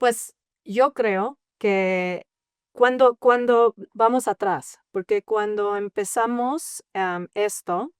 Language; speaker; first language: Spanish; early bilingual, heritage; English